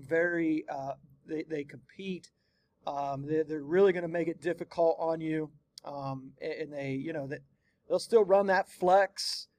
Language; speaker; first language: English; native; English